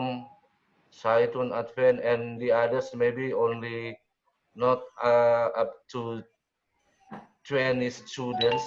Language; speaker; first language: English; non-native, learner; Indonesian